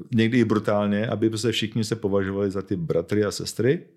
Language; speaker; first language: Czech; native; Czech